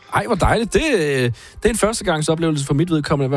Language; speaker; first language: Danish; native; Danish